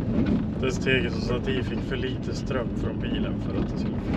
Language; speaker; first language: Swedish; native; Swedish